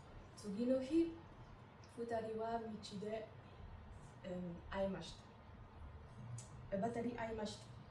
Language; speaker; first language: Japanese; non-native, learner; French